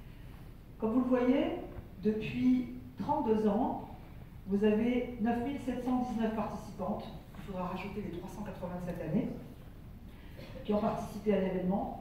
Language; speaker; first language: French; native; French